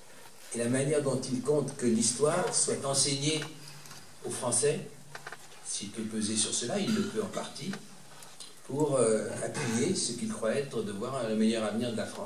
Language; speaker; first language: French; native; French